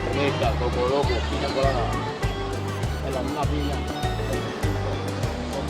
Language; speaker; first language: Spanish; native; Spanish